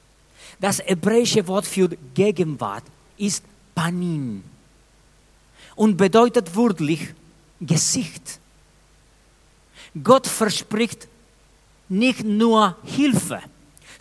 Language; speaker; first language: German; non-native, fluent; Spanish